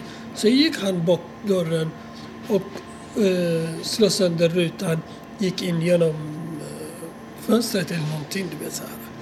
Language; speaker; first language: Swedish; non-native, fluent; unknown